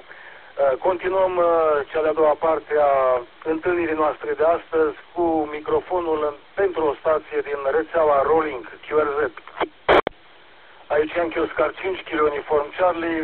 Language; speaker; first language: Romanian; native; Romanian